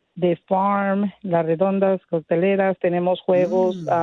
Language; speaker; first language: Spanish; native; Spanish